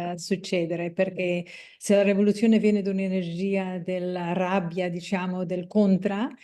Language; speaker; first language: Italian; non-native, fluent; Portuguese